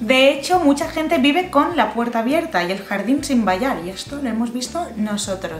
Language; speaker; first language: Spanish; native; Spanish